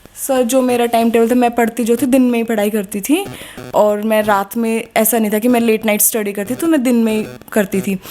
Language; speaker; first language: Hindi; native; Hindi